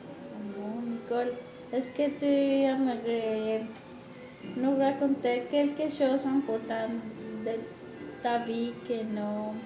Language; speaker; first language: French; non-native, learner; Spanish